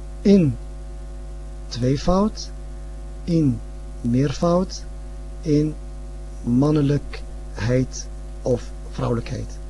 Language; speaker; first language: Dutch; early bilingual, other home language; Arabic